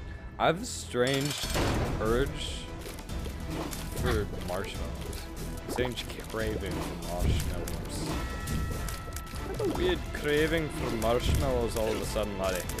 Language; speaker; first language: English; native; English